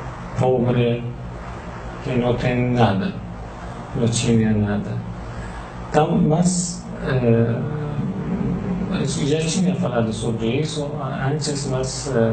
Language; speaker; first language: Portuguese; non-native, learner; Persian